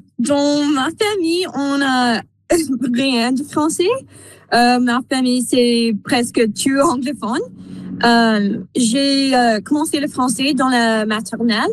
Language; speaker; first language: French; non-native, local second language; English